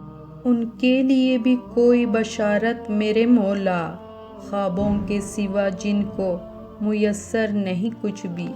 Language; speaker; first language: Urdu; native; Urdu